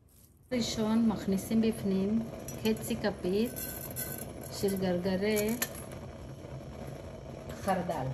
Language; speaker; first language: Hebrew; non-native, fluent; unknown